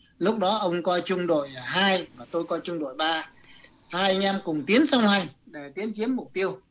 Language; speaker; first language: Vietnamese; native; Vietnamese